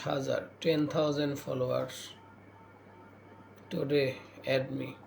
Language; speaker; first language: English; non-native, learner; Bangla